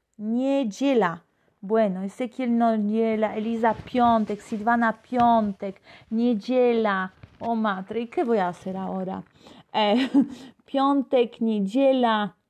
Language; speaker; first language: Spanish; non-native, fluent; Polish